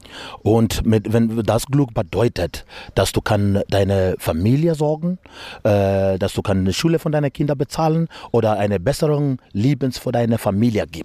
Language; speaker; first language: German; non-native, learner; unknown